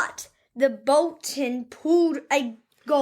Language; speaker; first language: English; native; English